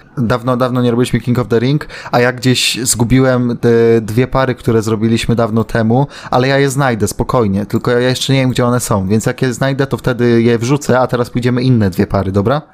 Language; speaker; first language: Polish; native; Polish